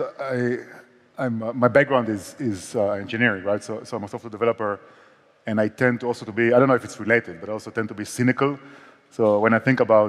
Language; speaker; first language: English; non-native, fluent; Hebrew